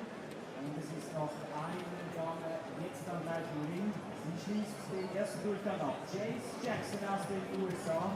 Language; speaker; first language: German; native; German